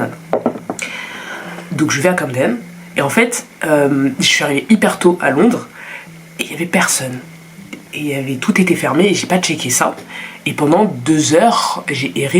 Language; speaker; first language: French; native; French